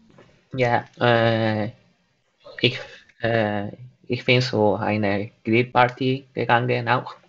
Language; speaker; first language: German; non-native, learner; Spanish